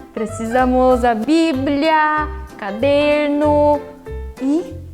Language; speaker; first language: Portuguese; non-native, fluent; Korean